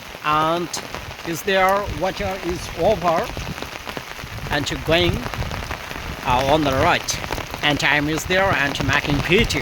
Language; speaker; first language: English; non-native, learner; Bangla